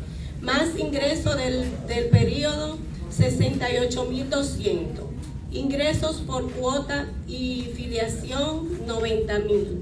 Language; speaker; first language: Spanish; native; Spanish